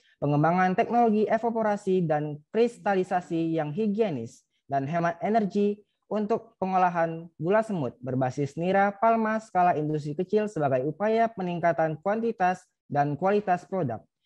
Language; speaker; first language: Indonesian; native; Indonesian